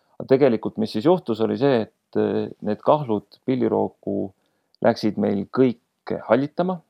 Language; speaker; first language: Estonian; native; Estonian